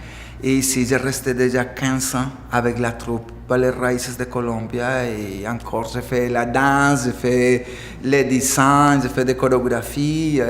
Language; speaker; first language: French; non-native, fluent; Spanish